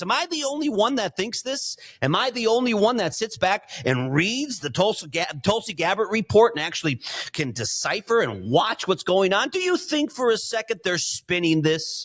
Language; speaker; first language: English; native; English